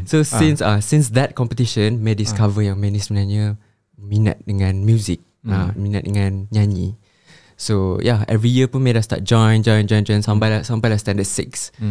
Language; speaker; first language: Malay; native; Malay